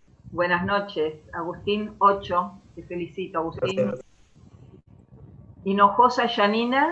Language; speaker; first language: Spanish; native; Spanish